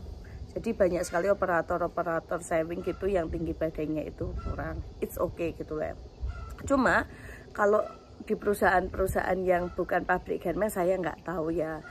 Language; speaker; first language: Indonesian; native; Indonesian